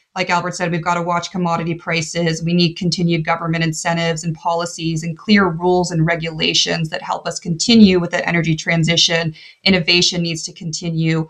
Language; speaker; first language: English; native; English